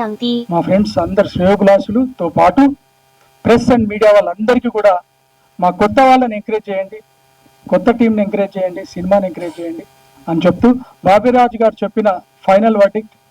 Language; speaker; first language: Telugu; native; Telugu